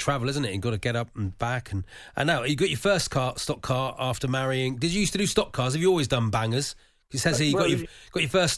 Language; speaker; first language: English; native; English